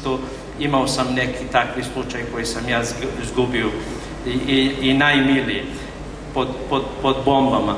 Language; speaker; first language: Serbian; non-native, fluent; Arabic